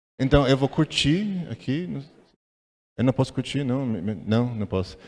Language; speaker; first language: Portuguese; non-native, fluent; English